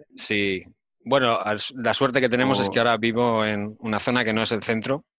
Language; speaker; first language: Spanish; native; Spanish